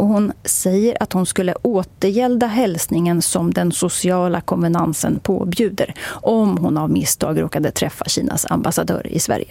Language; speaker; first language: Swedish; native; Swedish